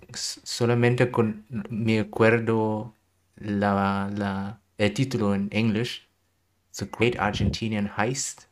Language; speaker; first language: Spanish; non-native, learner; German